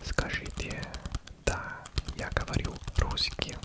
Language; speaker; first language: Russian; non-native, learner; English